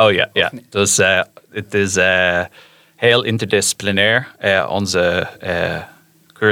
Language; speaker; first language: Dutch; non-native, fluent; English